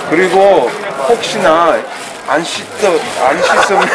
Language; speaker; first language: Korean; early bilingual, heritage; Korean